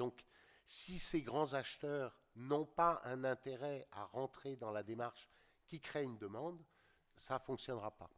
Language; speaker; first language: French; native; French